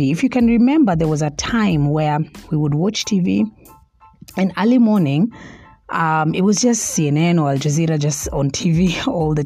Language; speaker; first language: English; non-native, local second language; Swahili